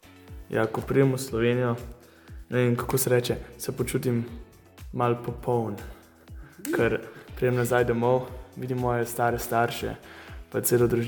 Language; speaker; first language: Slovenian; early bilingual, heritage; Slovenian